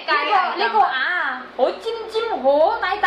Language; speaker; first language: Cantonese; non-native, learner; Indonesian